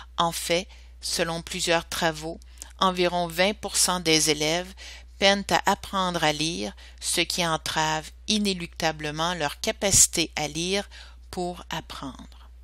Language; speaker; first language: French; native; French